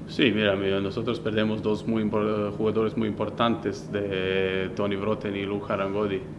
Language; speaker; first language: Spanish; non-native, fluent; Slovenian